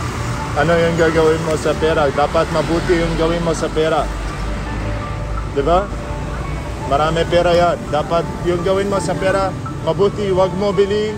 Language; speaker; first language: Filipino; non-native, learner; Arabic